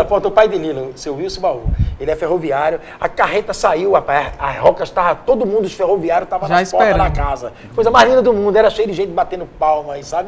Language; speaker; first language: Portuguese; native; Portuguese